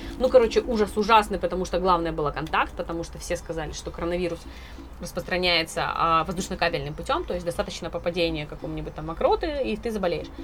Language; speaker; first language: Russian; native; Russian